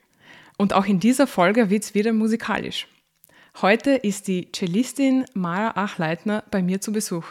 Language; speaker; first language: German; native; German